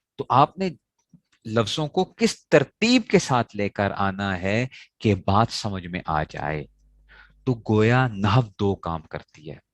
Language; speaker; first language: Urdu; non-native, local second language; Pashto